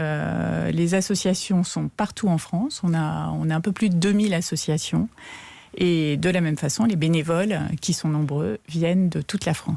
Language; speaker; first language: French; native; French